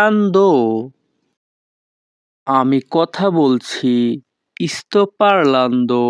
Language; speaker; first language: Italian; non-native, fluent; Bangla